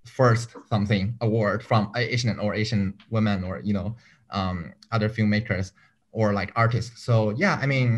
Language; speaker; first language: English; non-native, fluent; Chinese